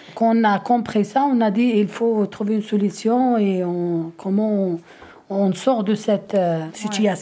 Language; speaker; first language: French; non-native, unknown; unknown